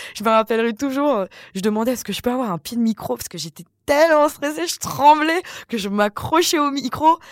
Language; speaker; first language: French; non-native, local second language; Malagasy